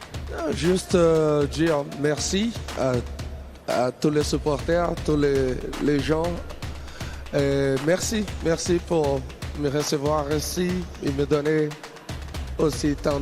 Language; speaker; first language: French; non-native, learner; Portuguese